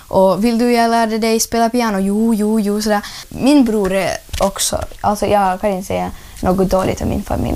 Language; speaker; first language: Swedish; non-native, learner; Russian